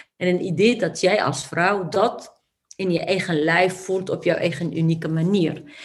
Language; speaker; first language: Dutch; non-native, fluent; Arabic